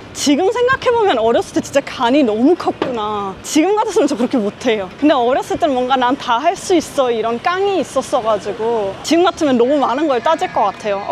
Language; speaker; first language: Korean; early bilingual, heritage; Korean